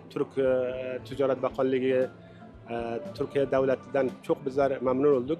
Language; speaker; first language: Turkish; non-native, learner; Uzbek